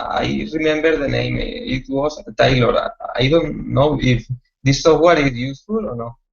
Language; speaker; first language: English; non-native, learner; Spanish